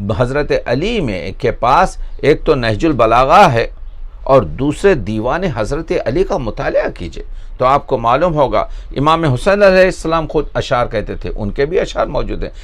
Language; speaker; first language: Urdu; native; Urdu